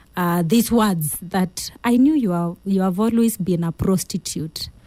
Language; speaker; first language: English; non-native, local second language; Kamba